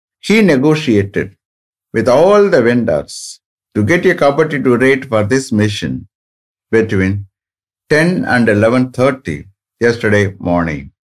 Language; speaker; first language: English; non-native, local second language; Tamil